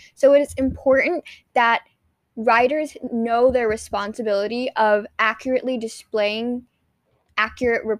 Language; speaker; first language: English; early bilingual, other home language; Hindi